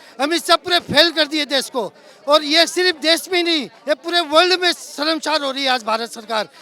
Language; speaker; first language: Hindi; non-native, local second language; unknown